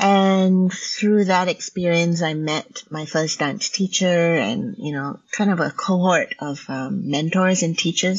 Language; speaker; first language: English; non-native, local second language; Min Nan Chinese